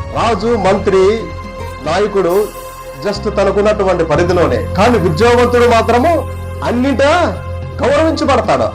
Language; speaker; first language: Telugu; non-native, local second language; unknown